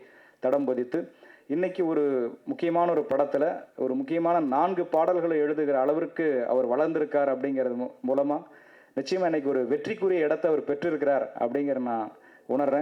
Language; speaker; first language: Tamil; native; Tamil